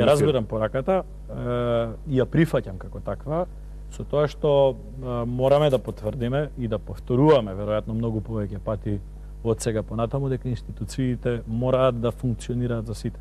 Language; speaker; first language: Macedonian; native; Macedonian